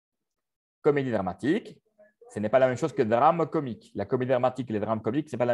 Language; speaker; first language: French; non-native, fluent; Spanish